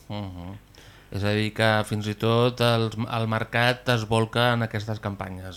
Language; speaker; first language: Catalan; native; Catalan